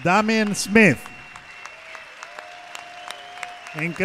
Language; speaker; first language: Spanish; native; Spanish